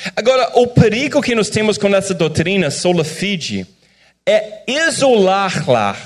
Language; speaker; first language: Portuguese; non-native, fluent; English